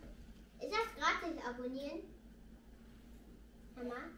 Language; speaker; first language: German; early bilingual, other home language; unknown